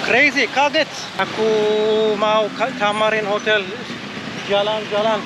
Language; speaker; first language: Indonesian; non-native, learner; Turkish